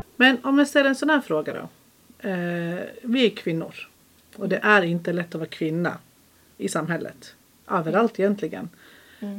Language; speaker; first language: Swedish; early bilingual, other home language; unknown